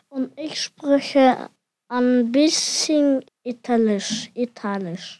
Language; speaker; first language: German; non-native, learner; Ukrainian